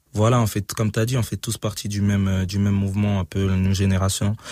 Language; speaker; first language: French; native; French